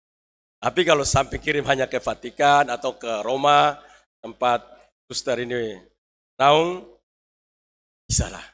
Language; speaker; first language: Indonesian; native; Indonesian